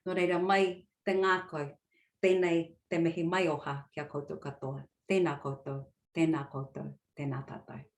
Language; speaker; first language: Māori; non-native, local second language; English